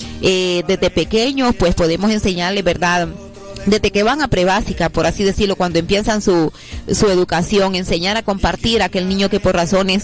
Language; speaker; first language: Spanish; native; Spanish